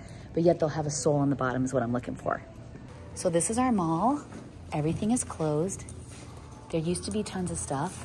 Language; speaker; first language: English; native; English